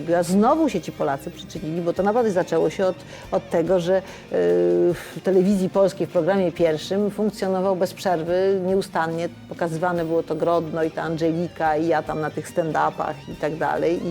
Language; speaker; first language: Polish; native; Polish